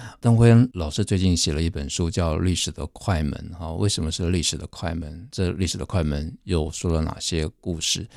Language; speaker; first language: Chinese; native; Chinese